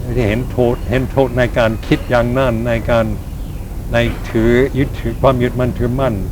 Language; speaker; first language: Thai; non-native, fluent; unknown